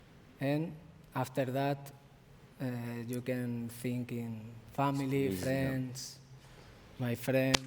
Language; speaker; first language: English; non-native, fluent; Spanish